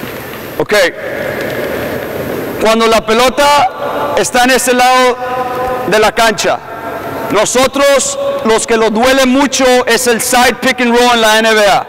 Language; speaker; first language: Spanish; early bilingual, heritage; English